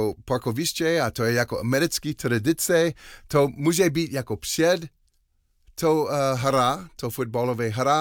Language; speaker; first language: Czech; non-native, learner; English